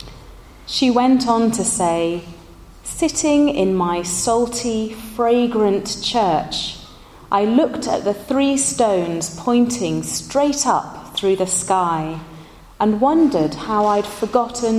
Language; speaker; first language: English; native; English